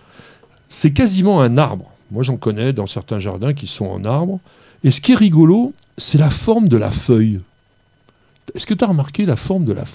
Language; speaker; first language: French; native; French